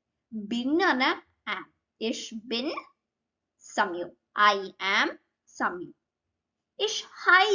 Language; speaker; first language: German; non-native, learner; Malayalam